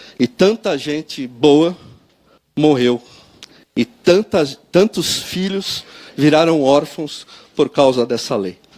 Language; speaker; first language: Portuguese; native; Portuguese